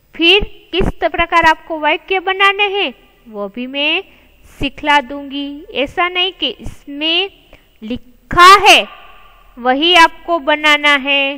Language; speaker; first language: Hindi; non-native, local second language; Gujarati